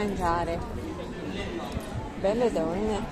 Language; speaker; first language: Italian; non-native, learner; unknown